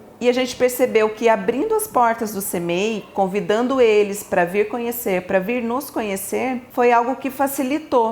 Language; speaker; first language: Portuguese; native; Portuguese